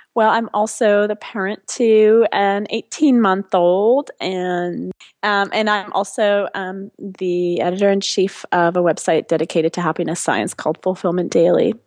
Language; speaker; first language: English; non-native, fluent; French